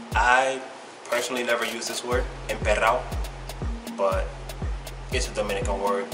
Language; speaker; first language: English; native; English